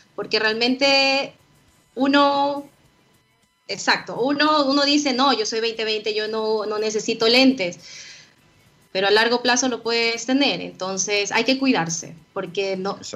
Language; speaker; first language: Spanish; native; Spanish